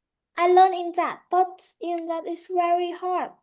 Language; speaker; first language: English; non-native, learner; Vietnamese